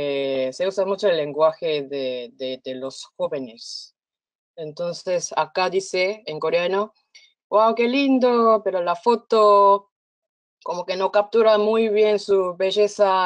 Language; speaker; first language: Spanish; non-native, fluent; Korean